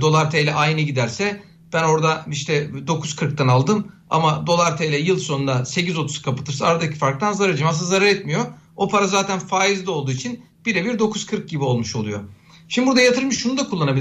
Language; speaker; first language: Turkish; native; Turkish